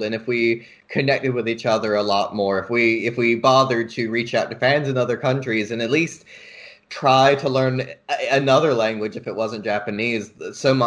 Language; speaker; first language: English; native; English